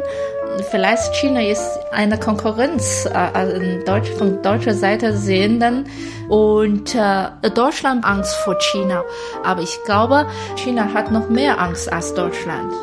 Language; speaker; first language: German; non-native, learner; Chinese